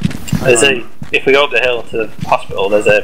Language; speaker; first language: English; native; English